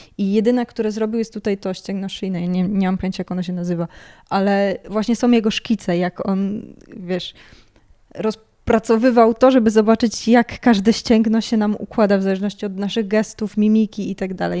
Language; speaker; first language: Polish; native; Polish